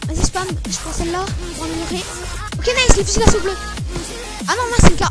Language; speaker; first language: French; native; French